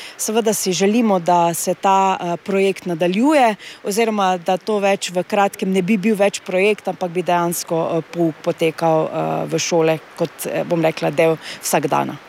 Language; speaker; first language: Slovenian; native; Slovenian